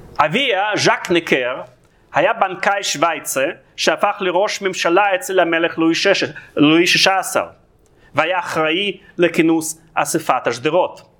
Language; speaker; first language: Hebrew; non-native, fluent; Russian